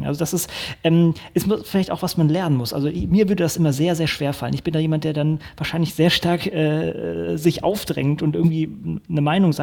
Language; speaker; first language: German; native; German